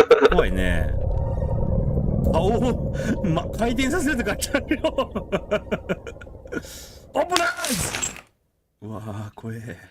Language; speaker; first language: Japanese; native; Japanese